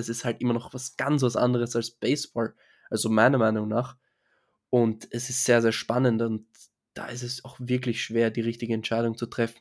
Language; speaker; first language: German; native; German